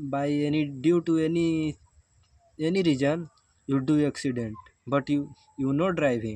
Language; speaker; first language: English; non-native, learner; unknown